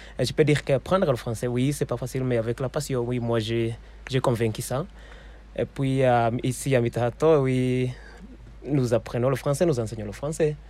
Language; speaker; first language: French; non-native, fluent; Swahili